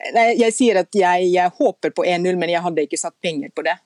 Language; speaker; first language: Norwegian; non-native, fluent; Finnish